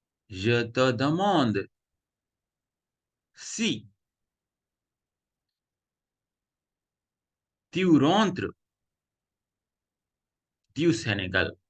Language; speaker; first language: French; non-native, fluent; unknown